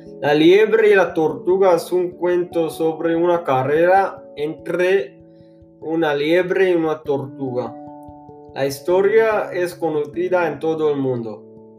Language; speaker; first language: Spanish; non-native, learner; English